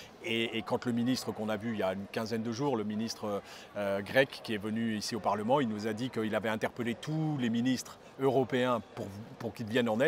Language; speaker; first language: French; native; French